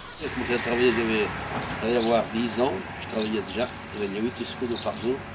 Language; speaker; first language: French; non-native, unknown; Portuguese